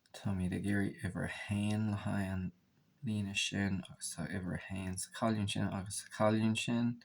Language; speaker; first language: Irish; non-native, local second language; English